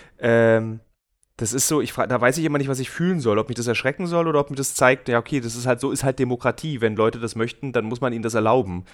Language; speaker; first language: German; native; German